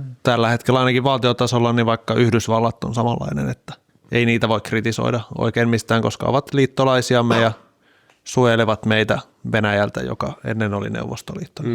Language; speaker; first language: Finnish; native; Finnish